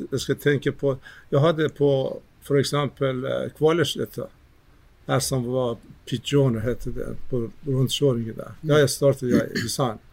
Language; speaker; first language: Norwegian; non-native, fluent; Persian